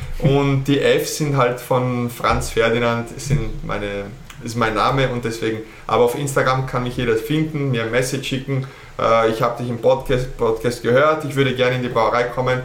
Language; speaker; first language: German; early bilingual, heritage; German